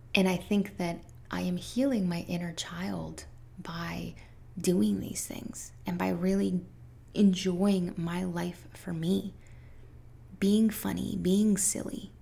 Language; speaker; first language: English; early bilingual, other home language; Spanish